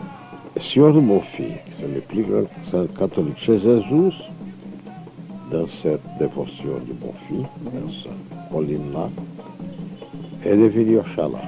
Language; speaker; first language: French; non-native, fluent; Portuguese